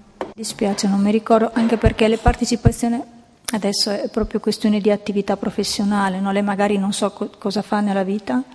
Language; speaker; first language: Italian; native; Italian